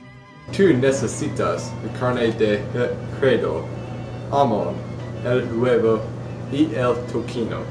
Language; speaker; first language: Spanish; non-native, learner; English